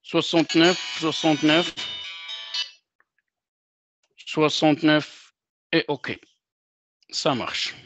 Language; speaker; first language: French; non-native, local second language; Arabic